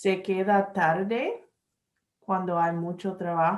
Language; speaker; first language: Spanish; non-native, learner; English